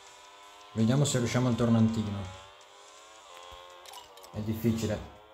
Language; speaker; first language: Italian; native; Italian